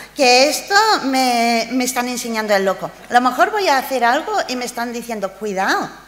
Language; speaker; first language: Spanish; non-native, fluent; English